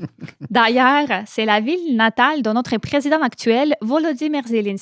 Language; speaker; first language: French; non-native, fluent; Ukrainian